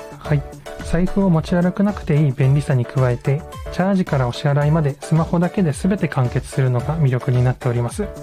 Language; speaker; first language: Japanese; native; Japanese